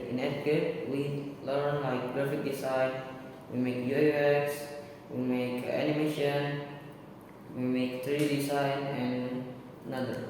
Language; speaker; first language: English; non-native, learner; Indonesian